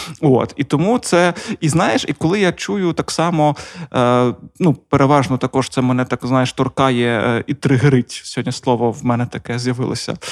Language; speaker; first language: Ukrainian; non-native, local second language; Russian